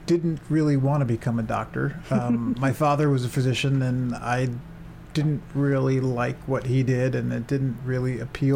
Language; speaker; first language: English; native; English